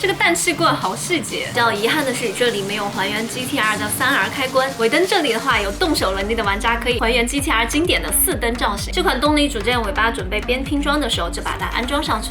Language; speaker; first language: Chinese; native; Chinese